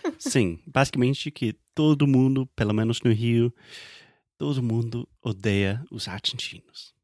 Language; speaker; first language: Portuguese; non-native, fluent; English